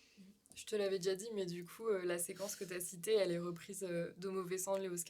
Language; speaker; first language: French; native; French